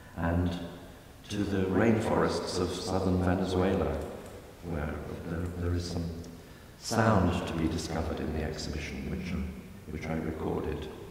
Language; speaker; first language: English; native; English